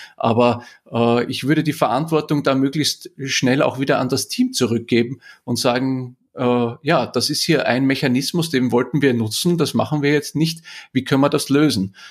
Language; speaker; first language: German; native; German